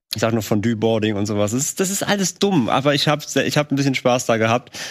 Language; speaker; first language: German; native; German